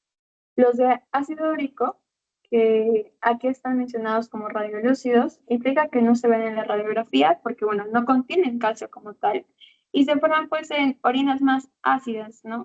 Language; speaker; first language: Spanish; native; Spanish